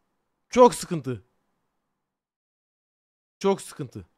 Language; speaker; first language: Turkish; native; Turkish